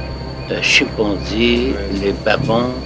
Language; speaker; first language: French; non-native, learner; English